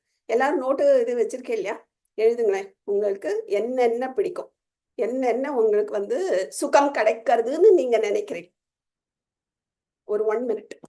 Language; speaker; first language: Tamil; native; Tamil